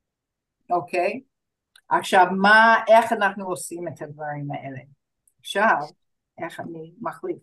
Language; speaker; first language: Hebrew; non-native, fluent; English